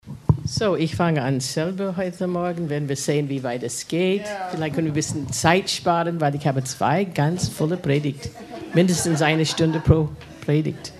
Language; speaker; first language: German; non-native, fluent; English